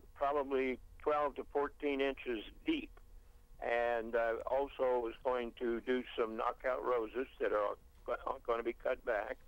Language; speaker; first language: English; native; English